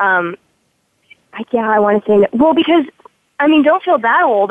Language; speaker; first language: English; native; English